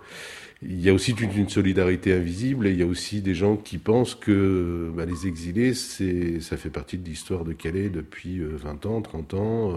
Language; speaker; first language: French; native; French